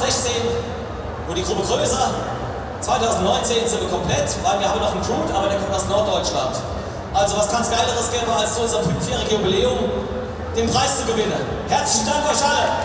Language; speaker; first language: German; native; German